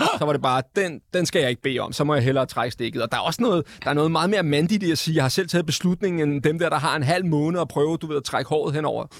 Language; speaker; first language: Danish; native; Danish